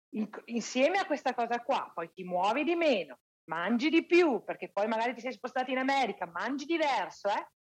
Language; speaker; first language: Italian; native; Italian